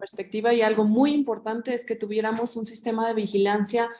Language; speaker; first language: Spanish; native; Spanish